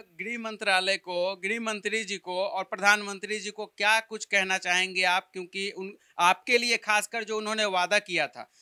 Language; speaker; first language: Hindi; native; Hindi